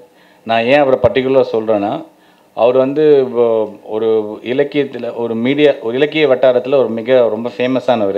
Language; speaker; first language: Tamil; native; Tamil